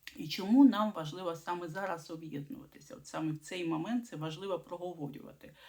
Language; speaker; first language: Ukrainian; non-native, local second language; Russian